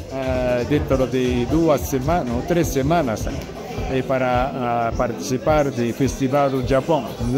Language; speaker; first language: Portuguese; non-native, fluent; Japanese